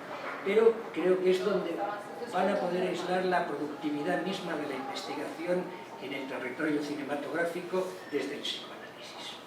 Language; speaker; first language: Spanish; native; Spanish